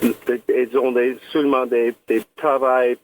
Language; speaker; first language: French; non-native, local second language; English